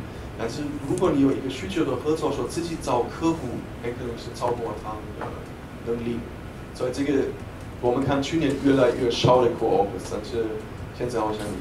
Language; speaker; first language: Chinese; non-native, fluent; German